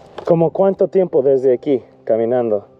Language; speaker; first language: Spanish; non-native, fluent; English